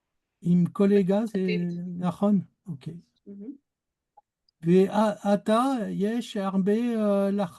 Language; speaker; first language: Hebrew; non-native, learner; French